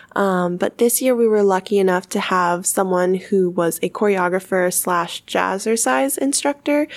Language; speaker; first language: English; native; English